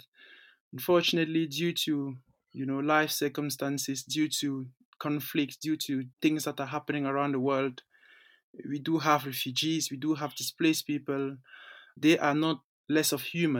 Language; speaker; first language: English; non-native, local second language; French